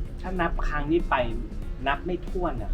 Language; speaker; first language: Thai; native; Thai